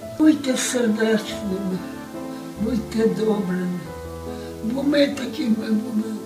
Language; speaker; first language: Ukrainian; native; Ukrainian